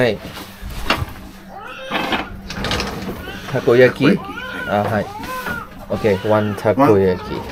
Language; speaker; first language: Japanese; non-native, learner; Thai